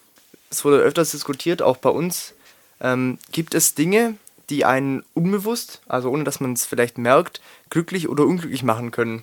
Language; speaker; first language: German; native; German